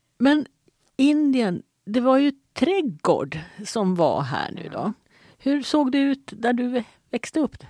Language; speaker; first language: Swedish; native; Swedish